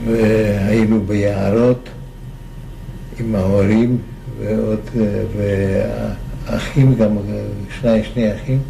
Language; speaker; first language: Hebrew; non-native, fluent; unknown